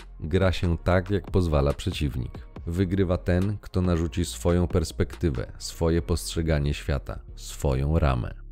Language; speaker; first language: Polish; native; Polish